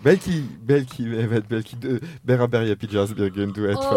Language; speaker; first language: Turkish; non-native, learner; French